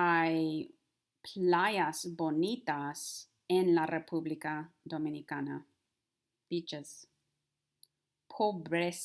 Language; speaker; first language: Spanish; non-native, fluent; English